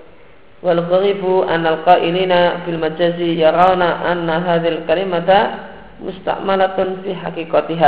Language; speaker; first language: Arabic; non-native, fluent; Indonesian